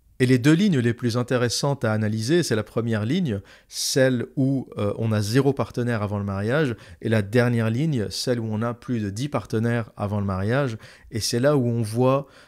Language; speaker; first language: French; native; French